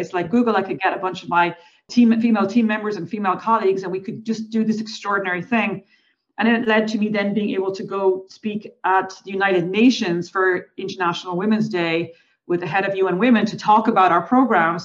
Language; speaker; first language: English; native; English